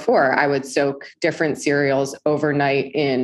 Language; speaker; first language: English; native; English